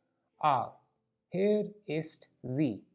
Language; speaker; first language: German; non-native, learner; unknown